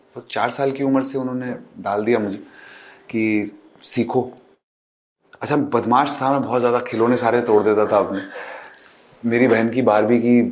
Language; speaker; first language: Hindi; native; Hindi